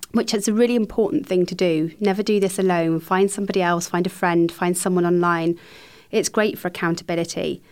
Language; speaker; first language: English; native; English